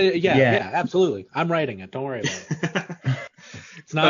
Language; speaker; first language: English; native; English